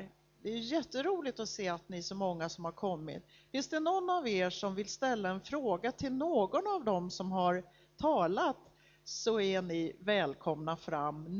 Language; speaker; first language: Swedish; native; Swedish